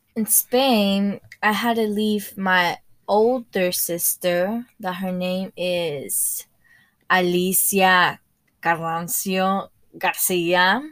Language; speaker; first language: English; early bilingual, other home language; Spanish